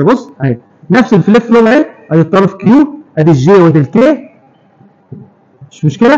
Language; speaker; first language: Arabic; native; Arabic